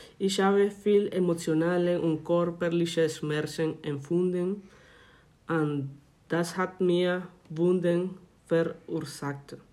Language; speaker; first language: German; non-native, learner; Spanish